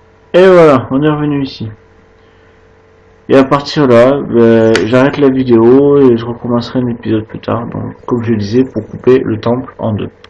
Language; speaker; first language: French; native; French